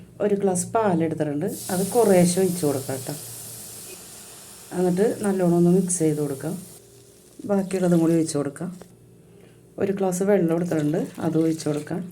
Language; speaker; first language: Malayalam; native; Malayalam